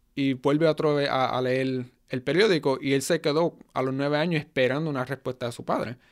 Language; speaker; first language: Spanish; early bilingual, heritage; Spanish